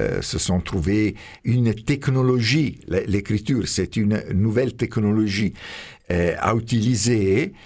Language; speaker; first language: French; non-native, fluent; Italian